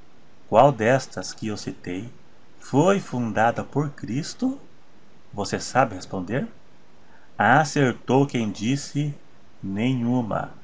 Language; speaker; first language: Portuguese; native; Portuguese